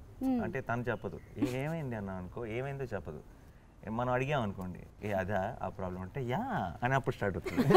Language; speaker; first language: Telugu; native; Telugu